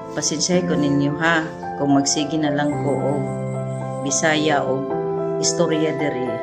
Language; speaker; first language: Cebuano; non-native, local second language; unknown